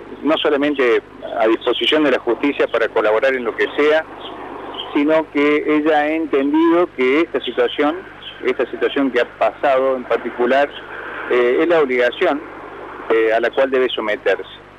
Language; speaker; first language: Spanish; native; Spanish